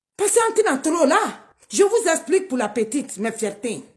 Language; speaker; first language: French; non-native, local second language; Dyula